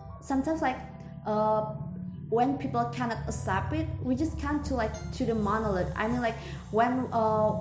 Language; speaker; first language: English; non-native, learner; Indonesian